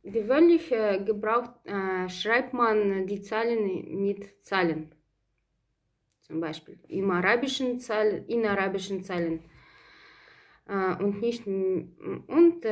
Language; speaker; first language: German; non-native, fluent; Russian